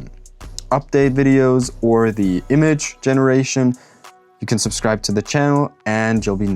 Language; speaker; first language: English; non-native, fluent; German